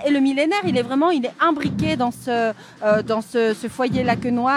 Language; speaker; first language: French; native; French